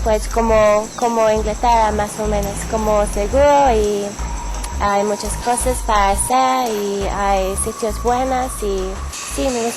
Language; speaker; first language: Spanish; non-native, learner; English